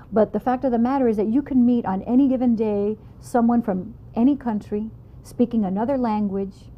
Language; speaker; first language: English; native; English